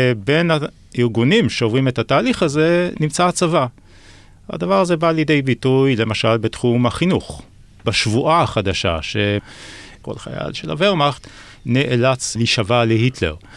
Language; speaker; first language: Hebrew; native; Hebrew